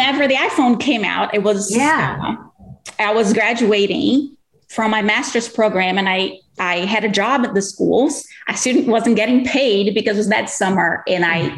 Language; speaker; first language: English; non-native, fluent; Portuguese